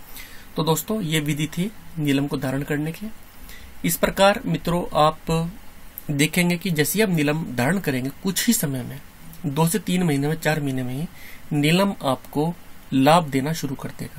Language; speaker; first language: Hindi; native; Hindi